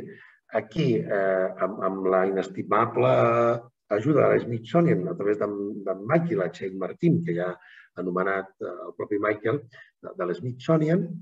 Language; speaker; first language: Catalan; native; Catalan